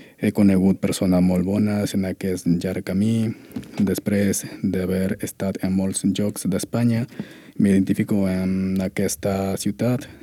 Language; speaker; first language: Catalan; non-native, learner; Spanish